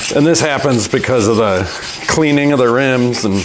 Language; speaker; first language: English; native; English